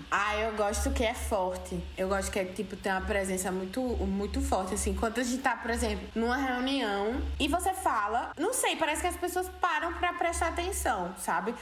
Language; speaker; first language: Portuguese; native; Portuguese